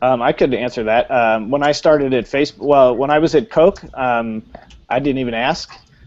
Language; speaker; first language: English; native; English